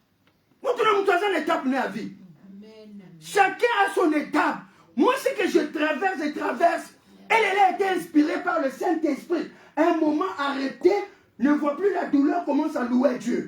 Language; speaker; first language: French; non-native, local second language; Lingala